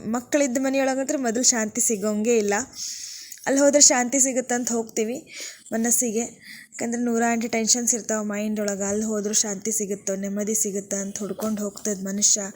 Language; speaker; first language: Kannada; native; Kannada